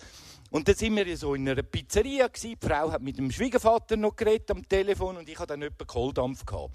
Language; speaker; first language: German; native; German